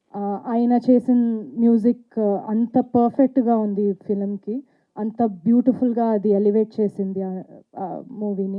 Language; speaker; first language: Telugu; non-native, fluent; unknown